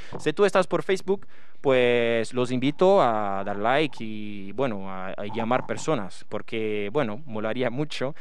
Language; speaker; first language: Spanish; non-native, fluent; Portuguese